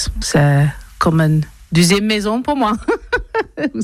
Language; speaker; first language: French; non-native, learner; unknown